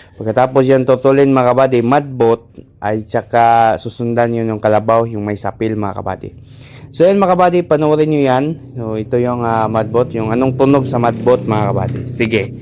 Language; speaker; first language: Filipino; non-native, local second language; Cebuano